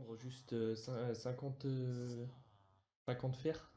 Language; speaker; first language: French; native; French